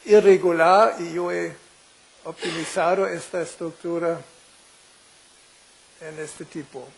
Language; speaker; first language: Spanish; non-native, fluent; German